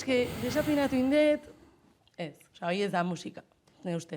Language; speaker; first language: Basque; native; Basque